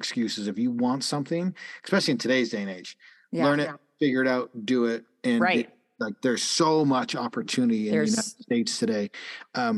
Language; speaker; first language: English; native; English